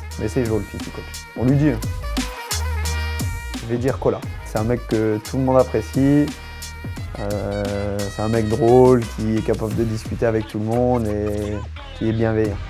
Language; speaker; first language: French; native; French